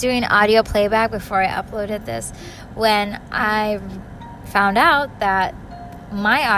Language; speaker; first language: English; native; English